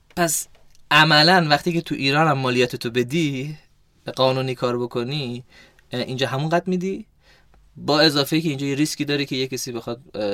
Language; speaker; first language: Persian; early bilingual, heritage; Persian